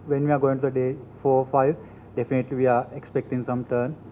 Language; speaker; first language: English; non-native, local second language; Sinhala